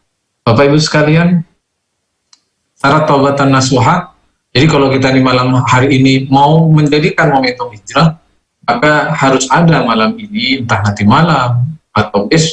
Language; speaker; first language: Indonesian; native; Indonesian